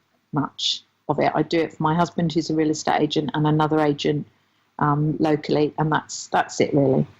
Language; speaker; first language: English; native; English